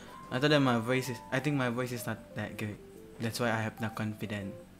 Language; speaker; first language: English; non-native, learner; Indonesian